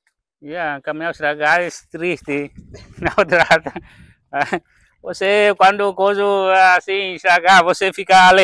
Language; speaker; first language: Portuguese; non-native, learner; Vietnamese